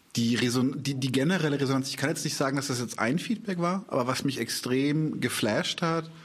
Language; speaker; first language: German; early bilingual, other home language; Arabic